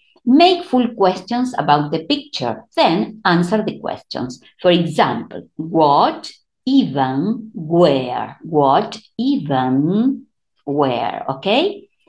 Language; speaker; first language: English; non-native, fluent; Spanish